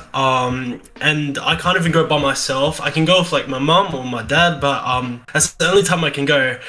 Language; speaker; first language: English; native; English